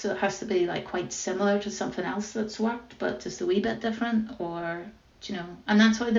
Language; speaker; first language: English; native; English